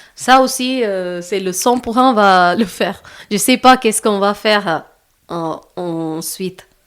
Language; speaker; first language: French; non-native, learner; Malayalam